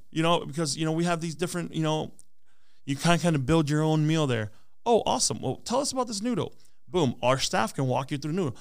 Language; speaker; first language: English; early bilingual, other home language; Hmong